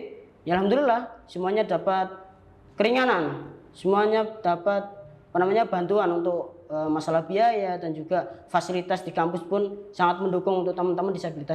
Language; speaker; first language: Indonesian; non-native, local second language; Javanese